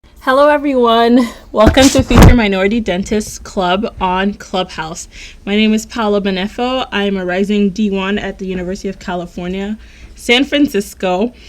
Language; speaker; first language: English; early bilingual, other home language; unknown